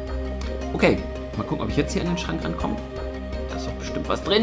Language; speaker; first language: German; native; German